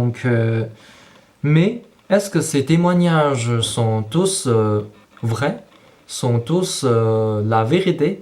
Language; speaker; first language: French; non-native, fluent; Chinese